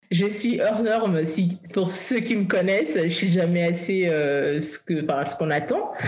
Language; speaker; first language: French; early bilingual, heritage; English